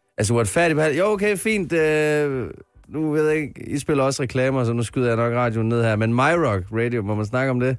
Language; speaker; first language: Danish; native; Danish